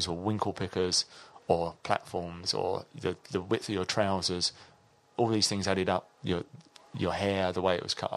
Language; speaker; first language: English; native; English